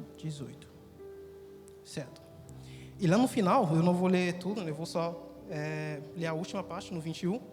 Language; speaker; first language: Portuguese; non-native, fluent; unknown